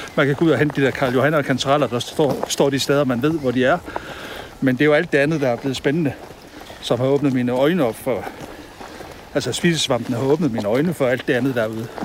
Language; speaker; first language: Danish; native; Danish